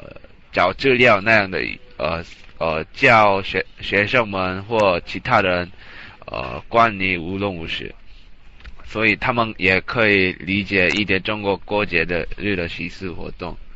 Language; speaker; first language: Chinese; non-native, learner; English